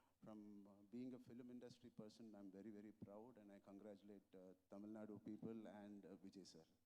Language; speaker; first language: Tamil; non-native, local second language; Telugu